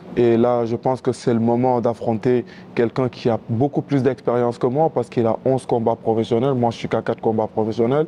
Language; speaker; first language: French; non-native, local second language; Wolof